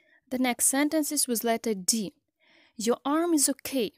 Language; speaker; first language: English; non-native, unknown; Ukrainian